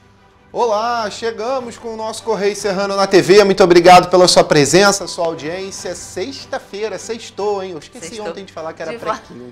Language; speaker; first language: Portuguese; native; Portuguese